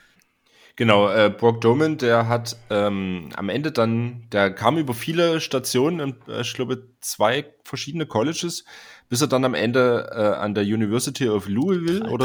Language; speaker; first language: German; native; German